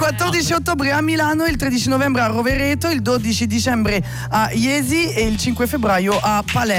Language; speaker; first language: Italian; native; Italian